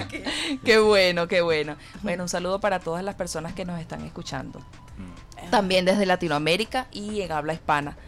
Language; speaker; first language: Spanish; native; Spanish